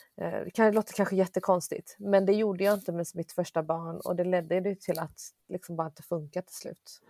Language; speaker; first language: Swedish; early bilingual, other home language; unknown